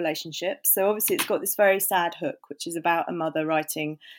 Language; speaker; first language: English; native; English